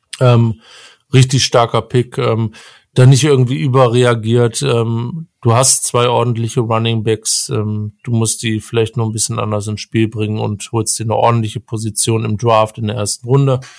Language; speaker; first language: German; native; German